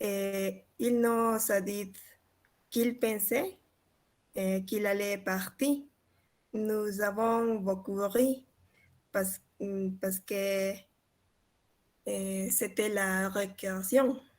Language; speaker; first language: French; non-native, learner; Spanish